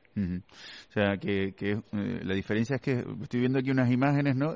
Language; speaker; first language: Spanish; native; Spanish